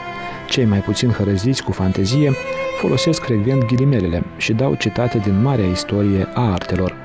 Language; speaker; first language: Romanian; native; Romanian